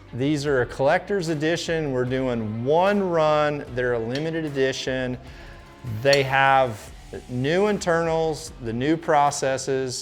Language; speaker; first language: English; native; English